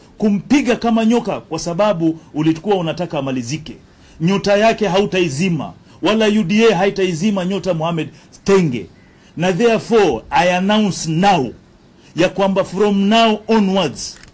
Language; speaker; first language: Swahili; native; Swahili